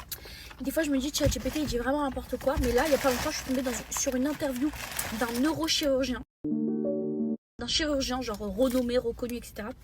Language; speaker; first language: French; native; French